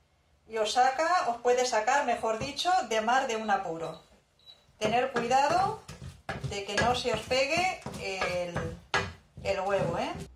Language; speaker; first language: Spanish; native; Spanish